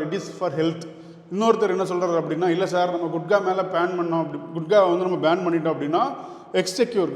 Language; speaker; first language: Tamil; native; Tamil